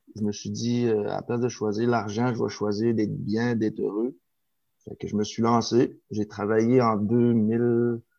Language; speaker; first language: French; native; French